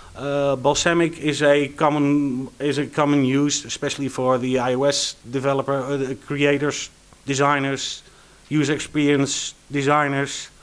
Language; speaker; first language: English; non-native, fluent; Dutch